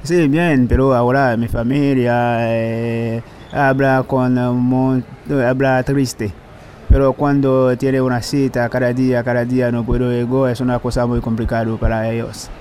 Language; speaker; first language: Spanish; non-native, learner; Haitian Creole